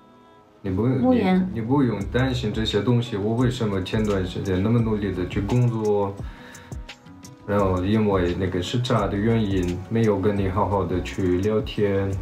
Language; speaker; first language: Chinese; early bilingual, heritage; Chinese